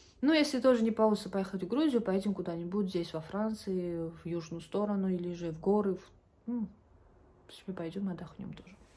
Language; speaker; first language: Russian; non-native, local second language; Georgian